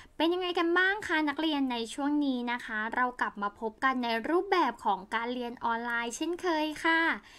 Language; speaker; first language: Thai; native; Thai